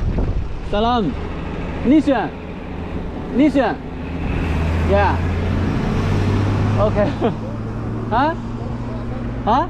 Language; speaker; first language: English; non-native, fluent; Chinese